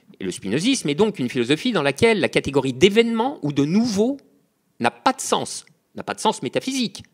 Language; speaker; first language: French; native; French